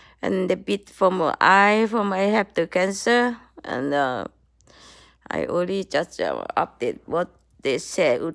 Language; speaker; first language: English; non-native, learner; Thai